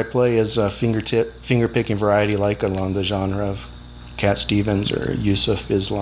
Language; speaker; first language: English; native; English